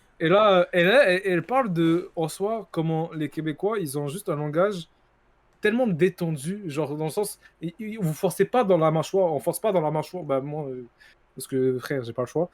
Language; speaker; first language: French; native; French